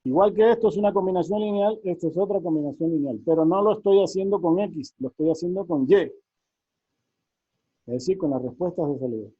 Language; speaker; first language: Spanish; native; Spanish